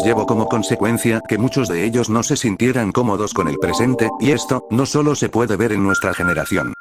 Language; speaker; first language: Spanish; native; Spanish